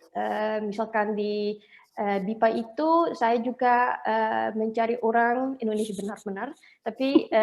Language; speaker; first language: Indonesian; non-native, learner; Dutch